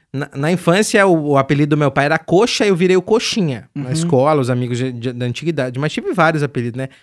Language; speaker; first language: Portuguese; native; Portuguese